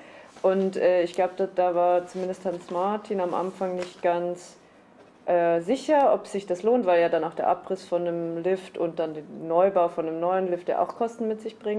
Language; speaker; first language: German; native; German